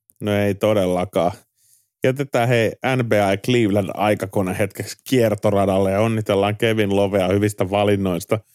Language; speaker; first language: Finnish; native; Finnish